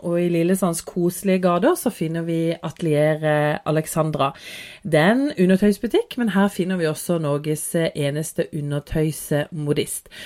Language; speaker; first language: Norwegian; native; Norwegian